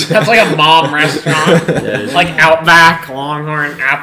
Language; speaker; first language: English; native; English